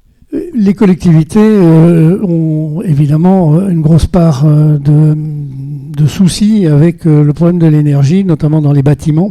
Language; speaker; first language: French; native; French